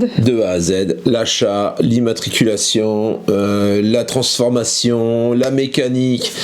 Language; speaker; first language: French; native; French